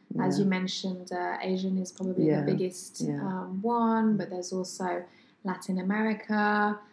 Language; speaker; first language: English; non-native, fluent; French